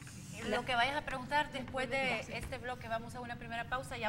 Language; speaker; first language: Spanish; native; Spanish